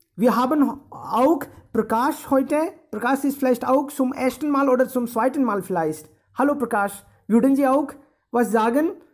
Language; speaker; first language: German; non-native, fluent; Hindi